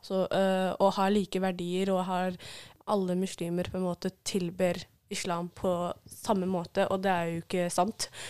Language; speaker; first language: Norwegian; early bilingual, other home language; Somali